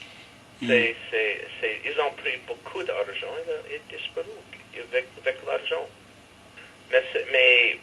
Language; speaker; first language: French; non-native, fluent; English